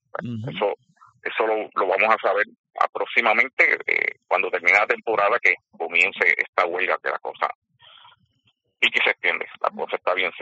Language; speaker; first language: Spanish; native; Spanish